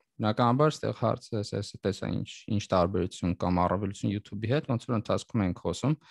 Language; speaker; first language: Armenian; native; Armenian